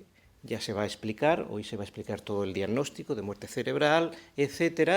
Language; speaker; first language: Spanish; native; Spanish